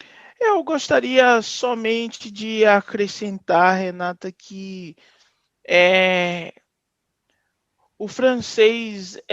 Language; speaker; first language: Portuguese; non-native, fluent; Haitian Creole